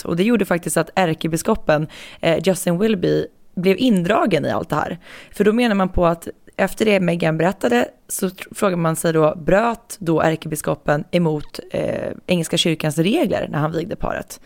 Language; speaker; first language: Swedish; native; Swedish